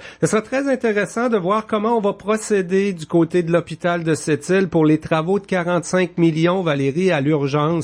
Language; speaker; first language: French; native; French